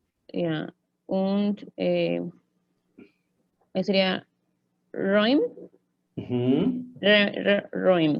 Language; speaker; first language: German; non-native, learner; Spanish